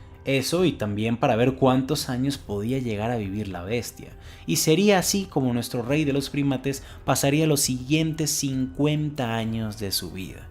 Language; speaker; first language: Spanish; native; Spanish